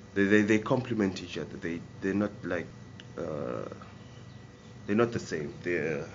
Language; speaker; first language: English; non-native, local second language; Shona